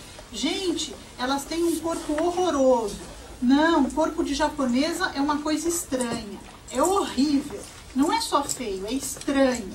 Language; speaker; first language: Portuguese; native; Portuguese